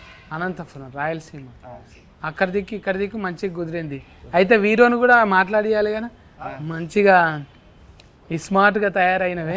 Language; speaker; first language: Telugu; native; Telugu